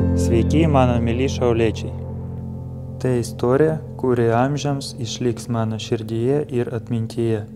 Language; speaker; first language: Lithuanian; non-native, learner; Ukrainian